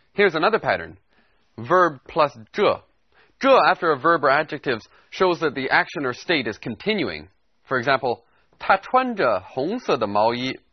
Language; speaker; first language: English; native; English